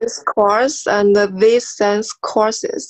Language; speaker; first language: English; non-native, learner; Chinese